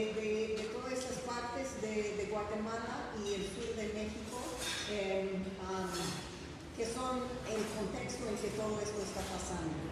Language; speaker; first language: Spanish; non-native, fluent; English